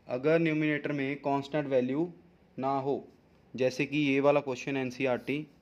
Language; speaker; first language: Hindi; non-native, local second language; Punjabi